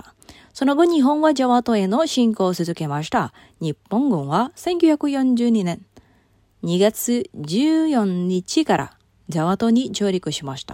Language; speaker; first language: Japanese; non-native, fluent; Indonesian